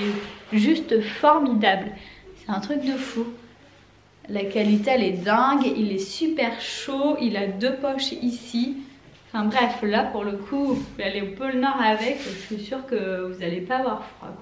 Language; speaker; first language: French; native; French